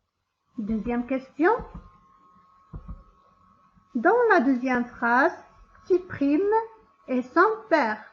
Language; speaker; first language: French; non-native, local second language; Arabic